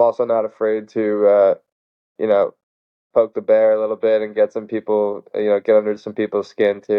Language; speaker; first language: English; native; English